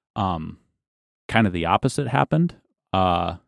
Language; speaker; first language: English; native; English